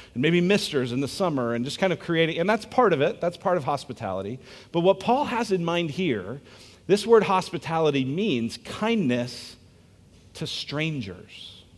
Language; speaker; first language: English; native; English